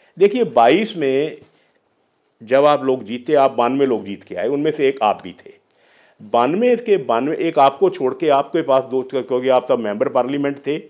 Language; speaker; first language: Hindi; non-native, local second language; Punjabi